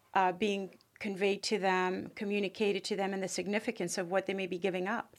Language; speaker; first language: English; early bilingual, other home language; French